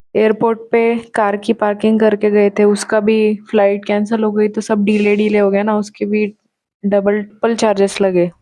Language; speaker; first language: Hindi; non-native, local second language; Marathi